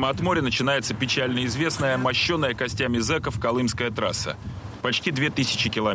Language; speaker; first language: Russian; native; Russian